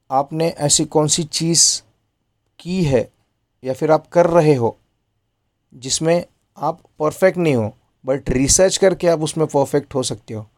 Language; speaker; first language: Hindi; non-native, local second language; Marathi